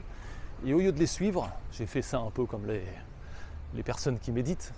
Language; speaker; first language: French; native; French